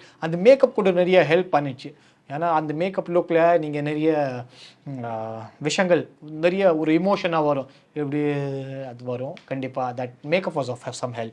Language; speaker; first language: Tamil; non-native, learner; Kashmiri